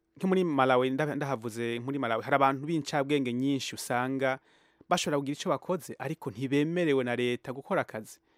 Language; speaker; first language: Rundi; early bilingual, heritage; Rundi